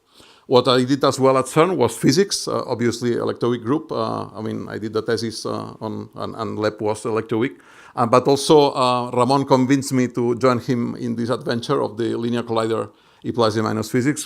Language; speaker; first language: English; non-native, fluent; Catalan